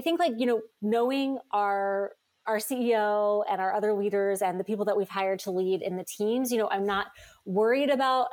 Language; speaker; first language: English; native; English